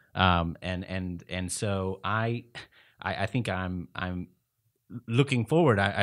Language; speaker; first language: English; native; English